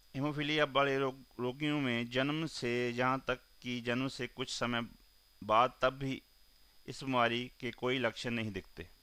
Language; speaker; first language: Hindi; non-native, local second language; Punjabi